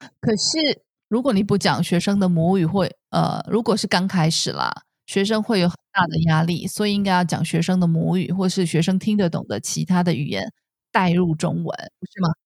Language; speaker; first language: Chinese; native; Chinese